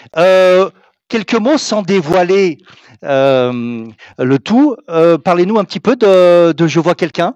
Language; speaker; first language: French; native; French